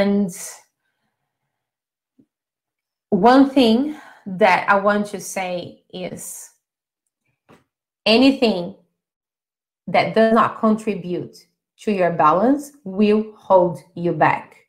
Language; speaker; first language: English; non-native, fluent; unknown